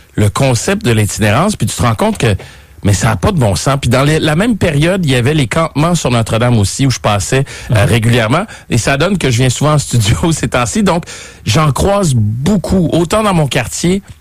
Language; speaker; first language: French; native; French